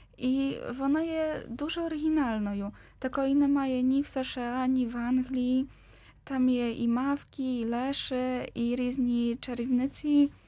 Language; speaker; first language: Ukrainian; non-native, fluent; Polish